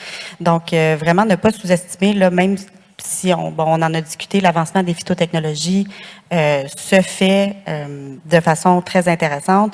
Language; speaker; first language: French; native; French